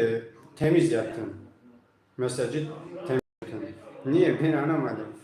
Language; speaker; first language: Turkish; non-native, learner; Tajik